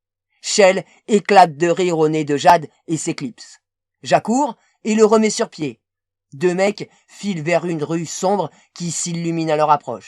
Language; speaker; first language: French; native; French